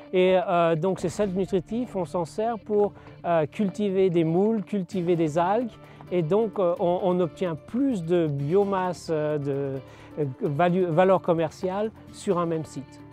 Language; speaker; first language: French; native; French